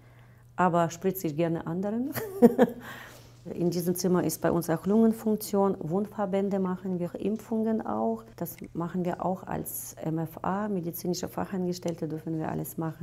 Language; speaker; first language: German; non-native, fluent; Russian